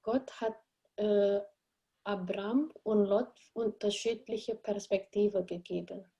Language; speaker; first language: German; non-native, fluent; Indonesian